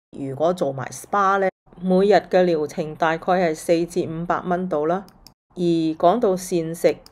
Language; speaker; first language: Cantonese; early bilingual, heritage; Cantonese